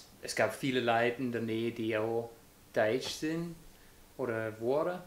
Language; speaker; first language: German; non-native, fluent; English